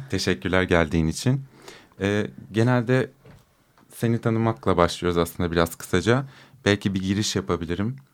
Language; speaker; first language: Turkish; native; Turkish